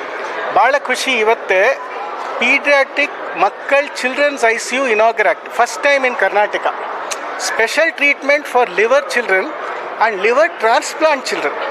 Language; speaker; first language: Kannada; non-native, learner; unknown